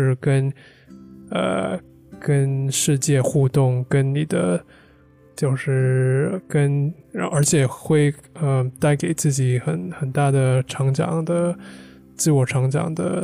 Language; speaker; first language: Chinese; non-native, fluent; English